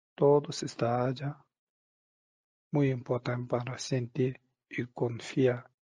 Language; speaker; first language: Spanish; non-native, learner; Tibetan